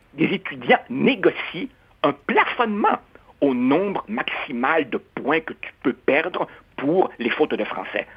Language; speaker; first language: French; non-native, fluent; Spanish